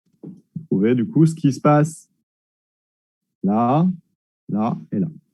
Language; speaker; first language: French; native; French